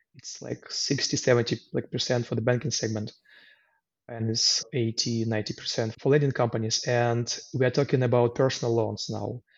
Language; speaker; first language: English; non-native, fluent; Ukrainian